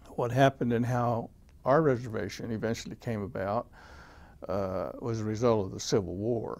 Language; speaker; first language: English; native; English